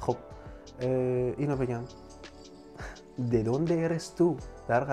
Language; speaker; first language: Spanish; non-native, fluent; Persian